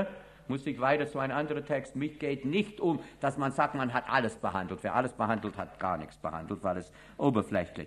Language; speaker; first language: German; non-native, fluent; English